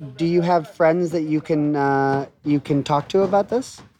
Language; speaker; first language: English; native; English